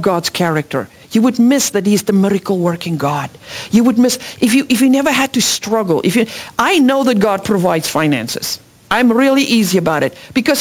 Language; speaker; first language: English; non-native, local second language; Afrikaans